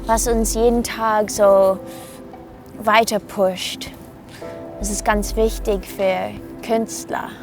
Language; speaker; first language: German; non-native, fluent; English